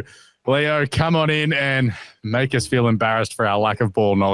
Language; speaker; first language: English; native; English